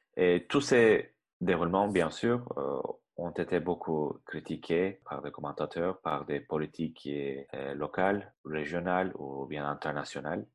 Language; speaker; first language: French; non-native, fluent; Turkish